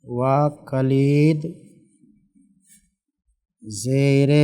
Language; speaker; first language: Persian; non-native, fluent; Urdu